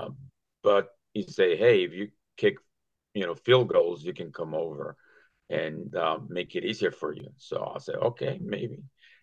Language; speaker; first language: English; non-native, fluent; Spanish